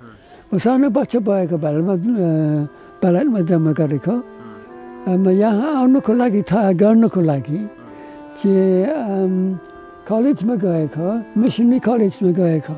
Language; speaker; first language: Nepali; non-native, learner; English